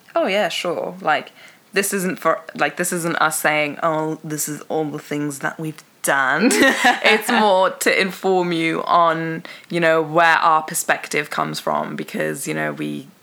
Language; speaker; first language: English; early bilingual, other home language; Persian